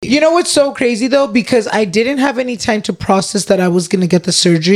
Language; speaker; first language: English; early bilingual, other home language; Spanish